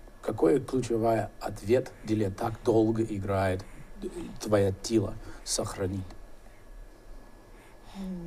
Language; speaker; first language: Russian; non-native, learner; English